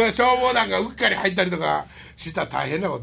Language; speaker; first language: Japanese; native; Japanese